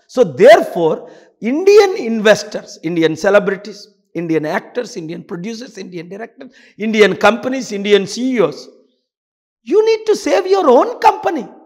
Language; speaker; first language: English; non-native, local second language; Telugu